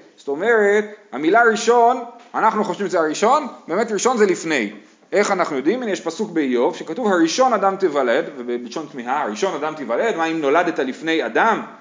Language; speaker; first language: Hebrew; native; Hebrew